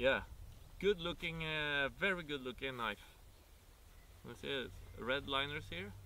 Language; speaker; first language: English; non-native, fluent; Norwegian